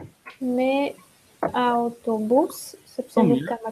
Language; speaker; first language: Albanian; non-native, learner; French